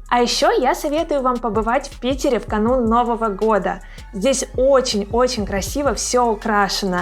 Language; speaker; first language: Russian; native; Russian